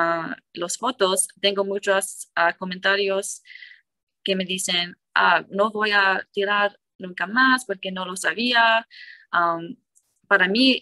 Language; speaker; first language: Spanish; non-native, learner; English